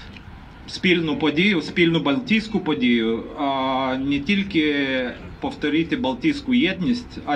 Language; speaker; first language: Ukrainian; non-native, fluent; Lithuanian